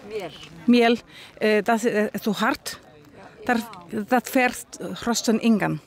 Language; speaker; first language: Icelandic; non-native, learner; Danish